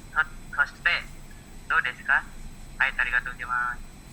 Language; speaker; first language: Japanese; non-native, learner; Indonesian